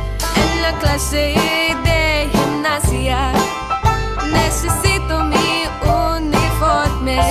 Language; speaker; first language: Spanish; non-native, learner; English